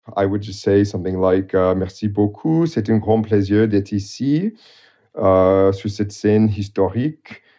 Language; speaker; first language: French; non-native, fluent; English